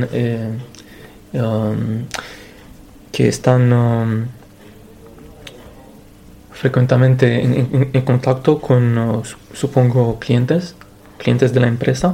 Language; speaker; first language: Spanish; non-native, fluent; Romanian